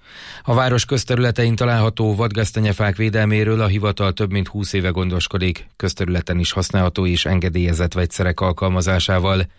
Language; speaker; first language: Hungarian; native; Hungarian